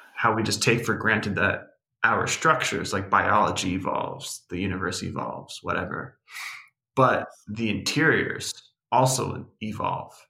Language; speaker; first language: English; early bilingual, other home language; Portuguese